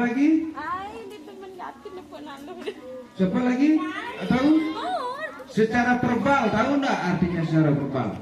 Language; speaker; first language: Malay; non-native, local second language; Balinese